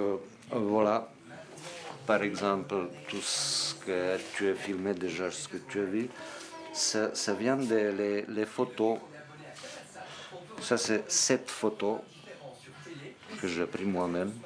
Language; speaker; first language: French; non-native, fluent; Serbian